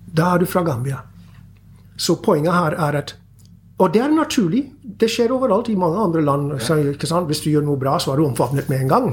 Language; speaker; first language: Norwegian; non-native, fluent; English